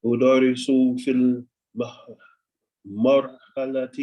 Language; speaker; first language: Arabic; non-native, learner; English